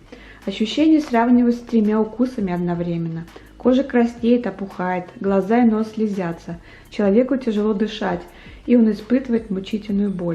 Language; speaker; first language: Russian; native; Russian